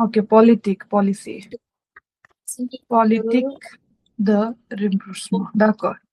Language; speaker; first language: French; non-native, learner; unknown